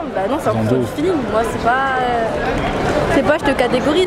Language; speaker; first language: French; native; French